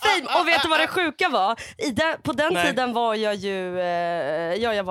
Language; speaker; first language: Swedish; native; Swedish